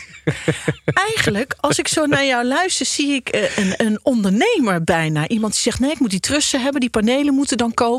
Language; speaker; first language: Dutch; native; Dutch